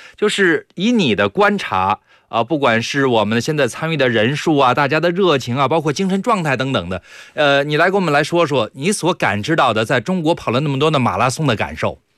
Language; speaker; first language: Chinese; native; Chinese